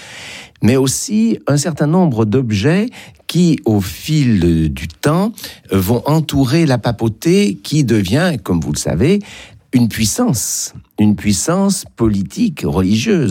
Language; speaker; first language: French; native; French